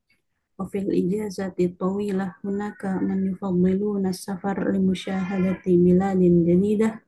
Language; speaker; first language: Arabic; non-native, learner; Indonesian